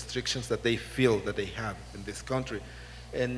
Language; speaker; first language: English; non-native, fluent; Spanish